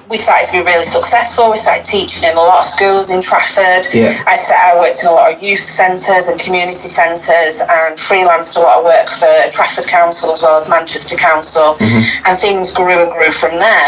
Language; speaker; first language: English; native; English